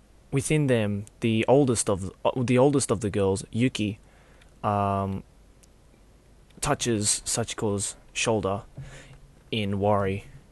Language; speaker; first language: English; early bilingual, other home language; Japanese